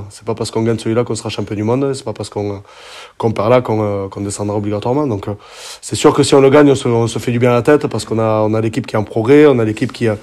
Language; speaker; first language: French; native; French